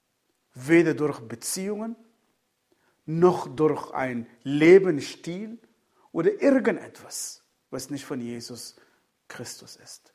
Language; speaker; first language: German; non-native, fluent; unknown